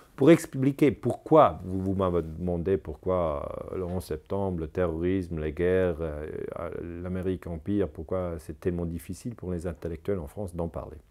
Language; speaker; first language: French; non-native, local second language; German